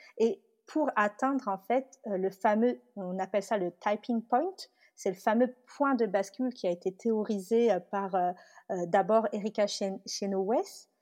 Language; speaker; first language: French; early bilingual, other home language; Tamil